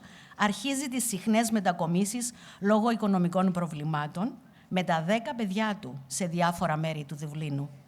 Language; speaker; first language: Greek; native; Greek